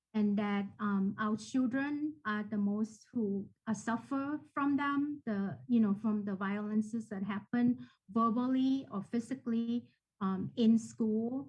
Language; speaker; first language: English; non-native, fluent; Thai